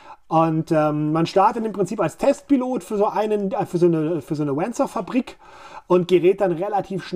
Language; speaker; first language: German; native; German